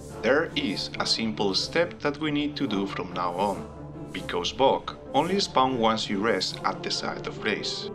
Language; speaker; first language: English; non-native, fluent; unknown